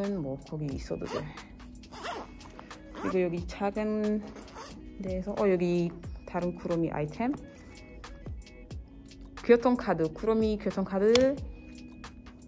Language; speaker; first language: Korean; non-native, fluent; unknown